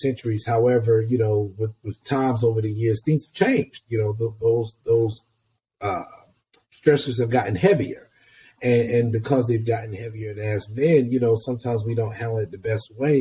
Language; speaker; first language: English; native; English